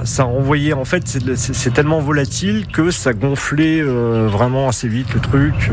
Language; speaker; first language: French; native; French